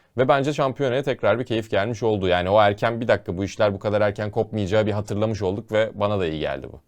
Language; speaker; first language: Turkish; native; Turkish